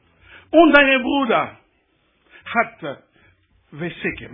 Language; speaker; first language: German; non-native, learner; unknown